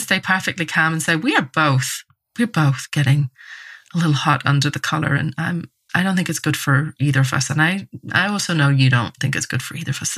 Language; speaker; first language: English; native; English